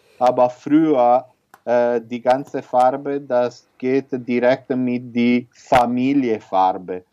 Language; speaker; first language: German; non-native, learner; Italian